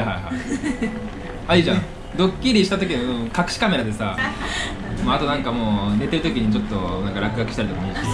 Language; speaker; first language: Japanese; native; Japanese